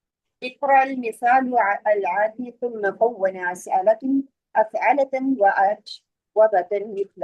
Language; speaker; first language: Arabic; non-native, learner; Urdu